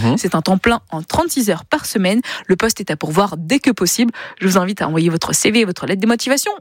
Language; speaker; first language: French; native; French